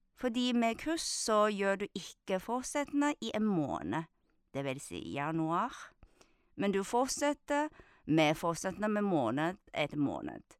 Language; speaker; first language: Norwegian; non-native, fluent; Chinese